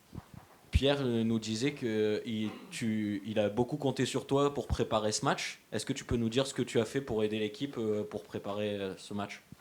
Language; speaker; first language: French; native; French